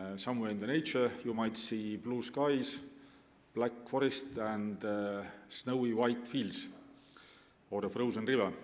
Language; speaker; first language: English; non-native, fluent; Estonian